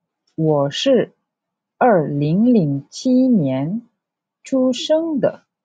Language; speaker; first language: Chinese; non-native, local second language; Malay